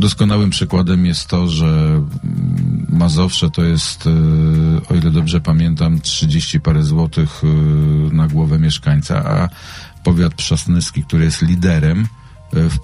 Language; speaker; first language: Polish; native; Polish